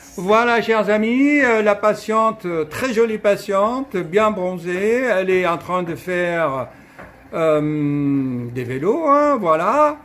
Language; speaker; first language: French; native; French